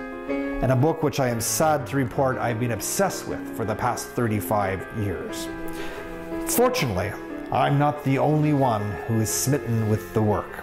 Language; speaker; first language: English; native; English